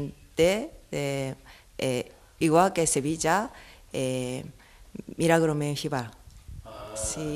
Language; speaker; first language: Spanish; non-native, learner; Japanese